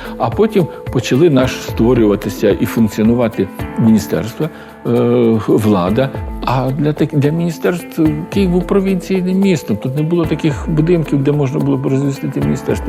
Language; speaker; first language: Ukrainian; native; Ukrainian